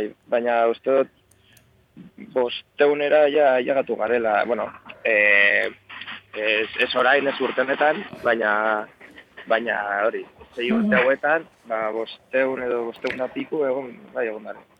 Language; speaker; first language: Basque; non-native, local second language; Spanish